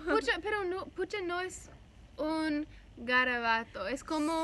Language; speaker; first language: Spanish; non-native, learner; English